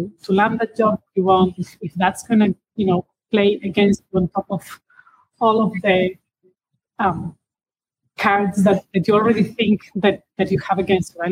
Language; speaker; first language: English; non-native, fluent; Spanish